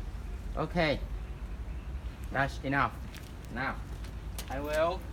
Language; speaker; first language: English; non-native, learner; Vietnamese